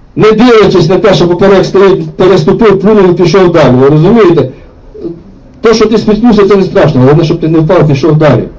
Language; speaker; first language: Ukrainian; native; Ukrainian